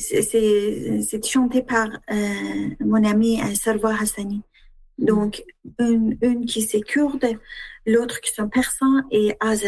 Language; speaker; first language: French; non-native, learner; Persian